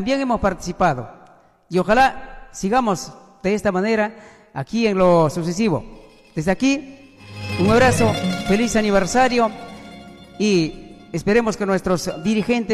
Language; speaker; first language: Spanish; native; Spanish